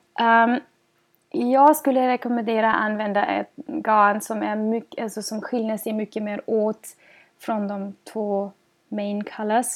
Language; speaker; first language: Swedish; non-native, fluent; German